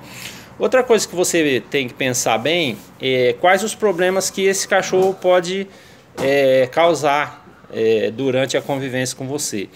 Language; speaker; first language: Portuguese; native; Portuguese